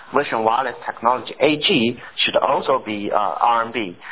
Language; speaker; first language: English; non-native, fluent; Chinese